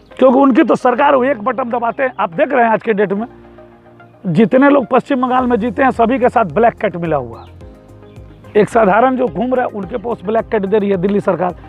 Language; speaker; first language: Hindi; native; Hindi